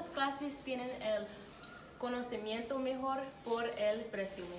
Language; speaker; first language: Spanish; non-native, learner; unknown